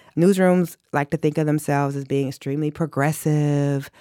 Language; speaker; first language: English; native; English